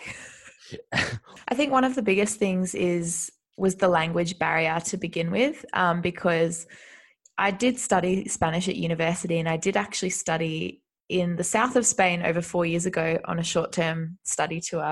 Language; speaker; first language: English; native; English